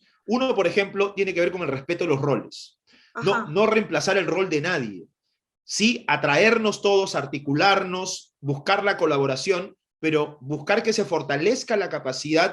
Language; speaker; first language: Spanish; native; Spanish